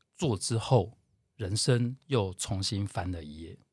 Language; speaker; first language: Chinese; native; Chinese